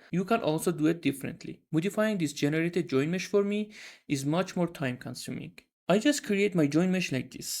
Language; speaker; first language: English; non-native, fluent; Persian